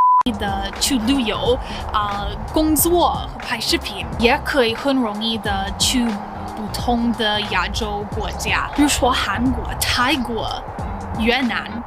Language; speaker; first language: Chinese; non-native, learner; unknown